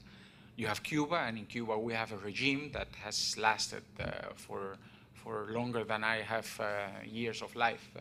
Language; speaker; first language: English; non-native, fluent; Spanish